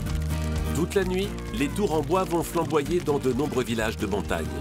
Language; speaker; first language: French; native; French